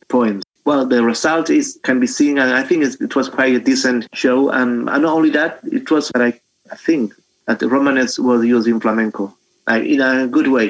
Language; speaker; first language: English; non-native, fluent; Spanish